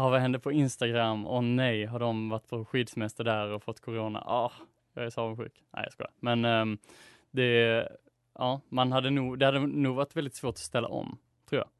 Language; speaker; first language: Swedish; native; Swedish